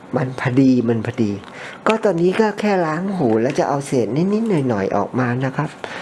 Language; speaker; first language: Thai; native; Thai